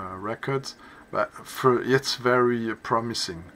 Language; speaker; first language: English; non-native, fluent; French